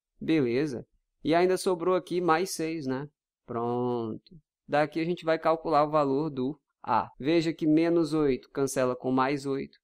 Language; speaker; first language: Portuguese; native; Portuguese